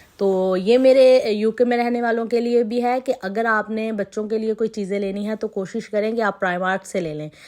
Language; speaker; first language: Urdu; non-native, local second language; Punjabi